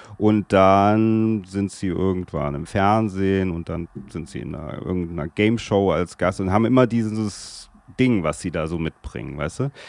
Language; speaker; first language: German; native; German